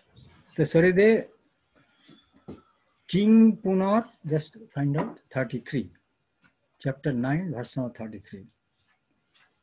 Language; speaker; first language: Japanese; non-native, learner; Bangla